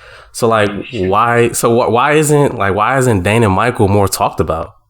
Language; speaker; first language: English; native; English